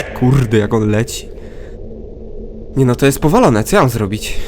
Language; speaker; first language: Polish; native; Polish